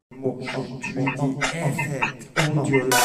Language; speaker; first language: English; non-native, learner; French